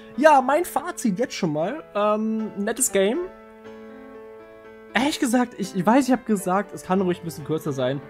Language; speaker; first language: German; native; German